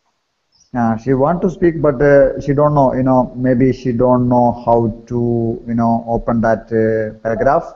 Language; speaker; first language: English; non-native, learner; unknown